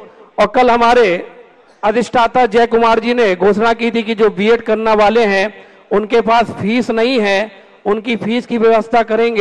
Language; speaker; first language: Hindi; native; Hindi